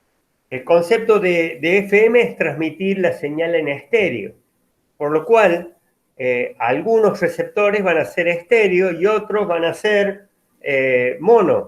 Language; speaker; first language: Spanish; native; Spanish